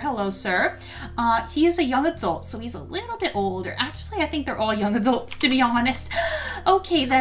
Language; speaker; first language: English; native; English